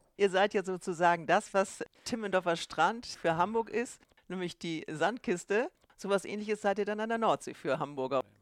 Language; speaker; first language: German; native; German